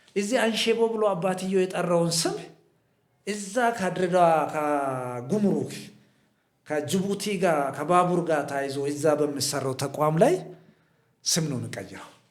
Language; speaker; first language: Amharic; non-native, local second language; Hadiyya